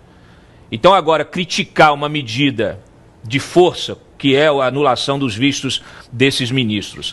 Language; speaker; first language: Portuguese; native; Portuguese